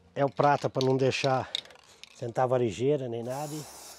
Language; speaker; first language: Portuguese; native; Portuguese